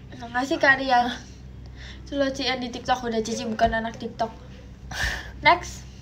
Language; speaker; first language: Indonesian; native; Indonesian